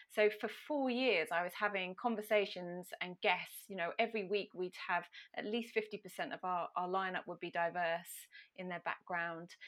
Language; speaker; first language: English; native; English